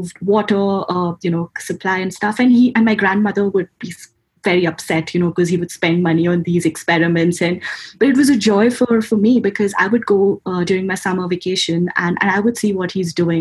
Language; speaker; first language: English; non-native, local second language; Hindi